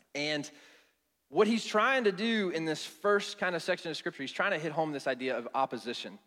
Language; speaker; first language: English; native; English